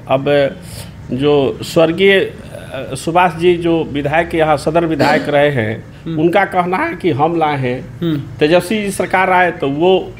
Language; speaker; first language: Hindi; native; Hindi